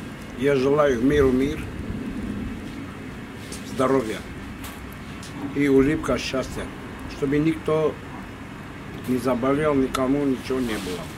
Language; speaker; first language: Russian; non-native, fluent; Armenian